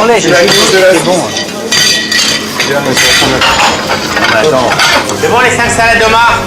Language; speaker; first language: French; native; French